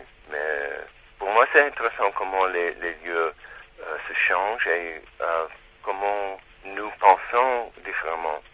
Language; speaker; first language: French; non-native, learner; Czech